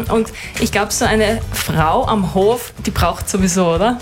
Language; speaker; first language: German; native; German